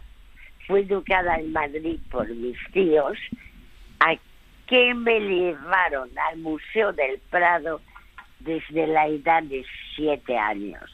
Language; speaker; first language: Spanish; early bilingual, other home language; French